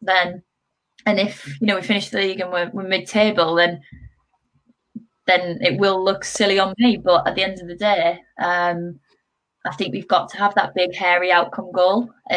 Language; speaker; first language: English; native; English